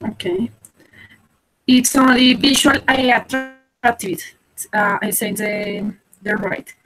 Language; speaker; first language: English; non-native, learner; Spanish